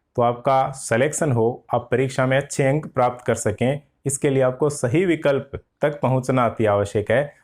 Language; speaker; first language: Hindi; native; Hindi